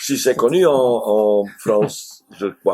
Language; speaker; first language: French; non-native, fluent; Dutch